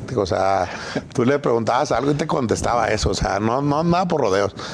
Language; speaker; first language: Spanish; native; Spanish